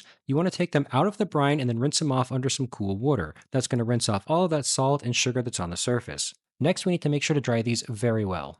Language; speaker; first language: English; native; English